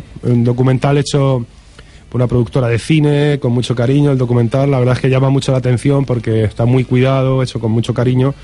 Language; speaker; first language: Spanish; native; Spanish